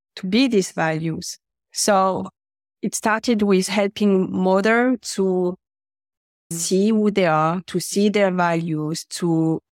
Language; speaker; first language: English; non-native, fluent; French